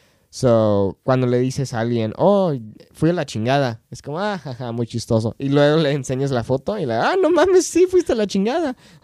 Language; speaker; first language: Spanish; non-native, fluent; English